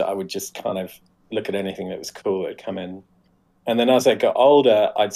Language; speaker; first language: English; native; English